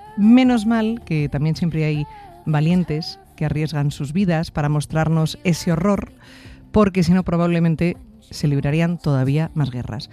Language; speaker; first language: Spanish; native; Spanish